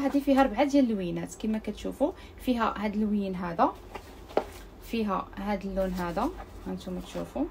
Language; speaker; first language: Arabic; native; Arabic